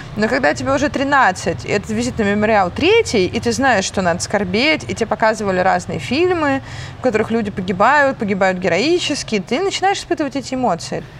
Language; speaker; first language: Russian; native; Russian